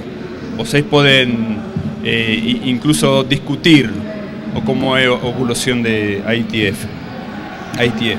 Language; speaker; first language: Portuguese; non-native, learner; Spanish